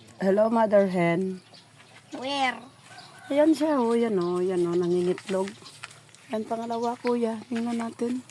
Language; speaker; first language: Filipino; native; Filipino